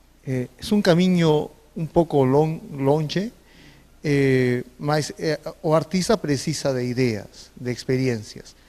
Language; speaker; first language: Portuguese; non-native, fluent; Spanish